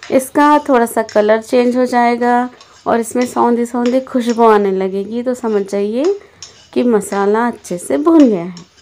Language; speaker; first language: Hindi; native; Hindi